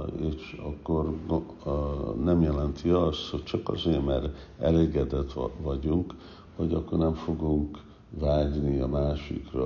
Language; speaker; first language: Hungarian; non-native, fluent; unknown